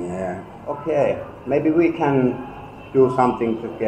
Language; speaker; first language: English; non-native, learner; Finnish